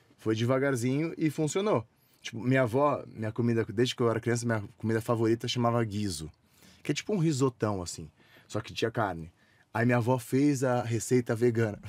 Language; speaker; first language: Portuguese; native; Portuguese